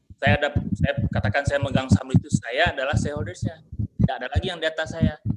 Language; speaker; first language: Indonesian; non-native, local second language; Minangkabau